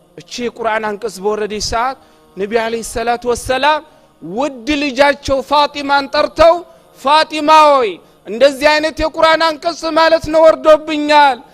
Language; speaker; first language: Amharic; non-native, local second language; Oromo